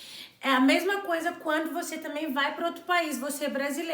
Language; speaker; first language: Portuguese; non-native, local second language; Kabuverdianu